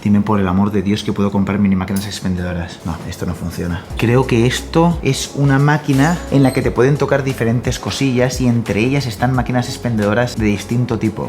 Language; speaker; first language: Spanish; native; Spanish